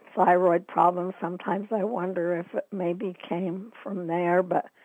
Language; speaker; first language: English; native; English